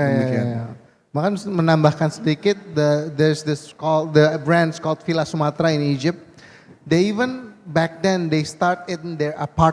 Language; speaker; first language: English; non-native, fluent; Indonesian